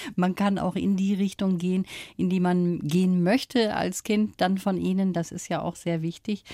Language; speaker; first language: German; native; German